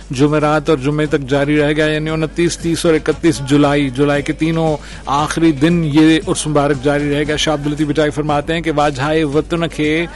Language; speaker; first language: Urdu; non-native, local second language; Sindhi